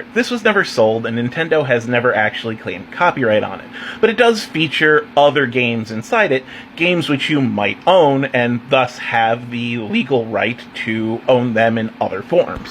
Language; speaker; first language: English; native; English